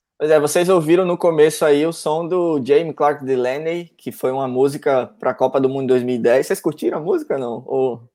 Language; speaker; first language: Portuguese; native; Portuguese